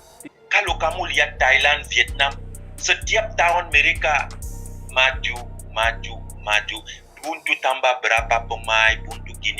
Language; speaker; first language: Indonesian; non-native, fluent; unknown